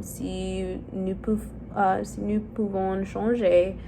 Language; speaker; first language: French; non-native, learner; English